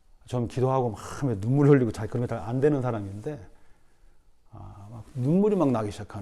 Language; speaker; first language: Korean; native; Korean